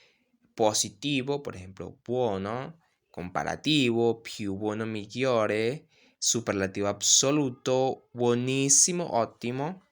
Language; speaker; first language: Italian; non-native, learner; Spanish